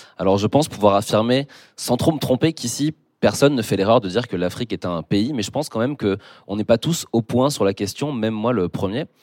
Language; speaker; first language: French; native; French